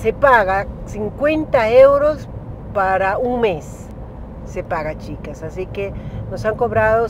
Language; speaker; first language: Spanish; native; Spanish